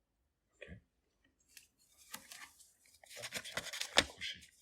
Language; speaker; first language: French; native; French